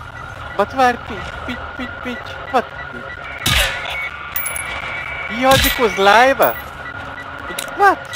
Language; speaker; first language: English; non-native, learner; Hungarian